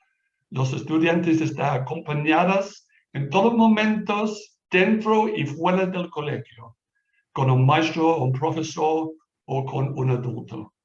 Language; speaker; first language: Spanish; non-native, fluent; English